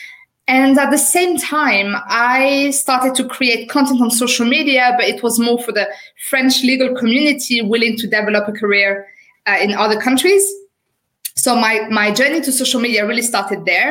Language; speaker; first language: English; non-native, fluent; French